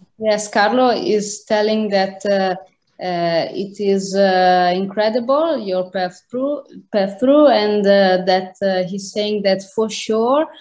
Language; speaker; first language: English; non-native, fluent; Italian